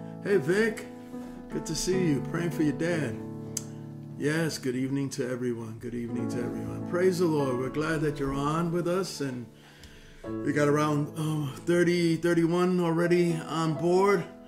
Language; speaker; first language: English; early bilingual, other home language; Spanish